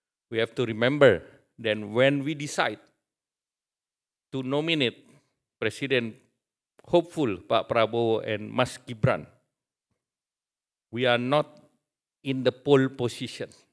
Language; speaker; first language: English; non-native, fluent; Indonesian